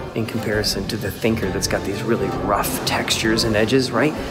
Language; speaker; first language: English; native; English